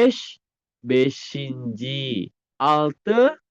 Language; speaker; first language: Turkish; non-native, fluent; Indonesian